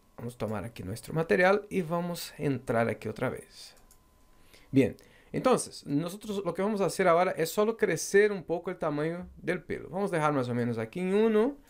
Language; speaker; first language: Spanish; non-native, fluent; Portuguese